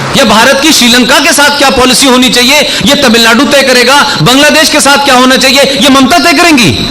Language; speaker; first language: Hindi; native; Hindi